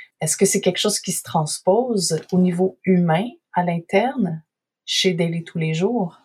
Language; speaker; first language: French; native; French